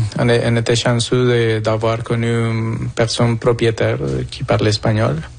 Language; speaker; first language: French; non-native, fluent; Spanish